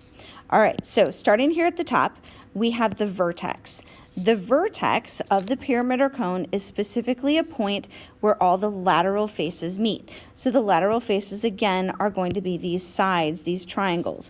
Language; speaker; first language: English; native; English